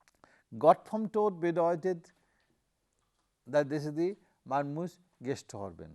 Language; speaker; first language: German; non-native, learner; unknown